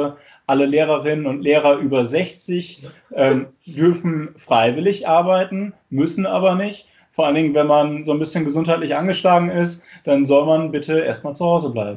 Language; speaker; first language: German; native; German